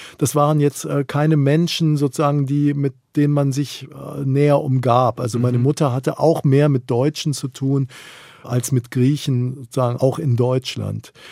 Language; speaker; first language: German; native; German